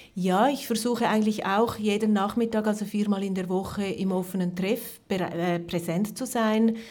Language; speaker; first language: German; native; German